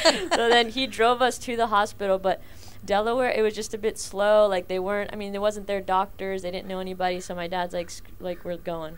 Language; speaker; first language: English; early bilingual, other home language; Spanish